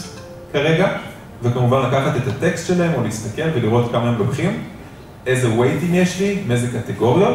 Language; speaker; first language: Hebrew; native; Hebrew